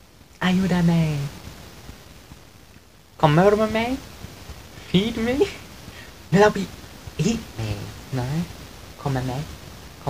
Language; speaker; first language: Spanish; non-native, learner; English